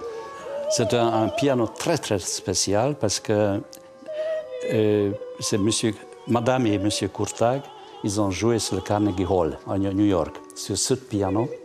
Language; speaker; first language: French; non-native, fluent; Hungarian